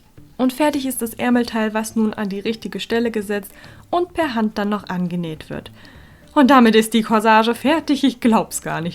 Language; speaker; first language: German; native; German